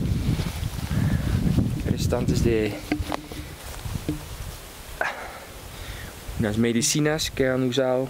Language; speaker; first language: Spanish; non-native, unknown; Dutch